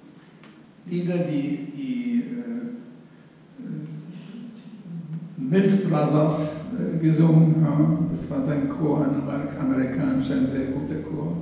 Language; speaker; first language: German; non-native, fluent; Polish